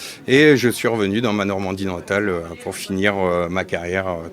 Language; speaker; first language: French; native; French